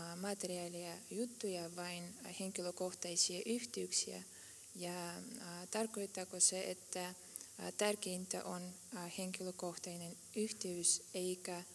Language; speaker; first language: Finnish; non-native, fluent; Russian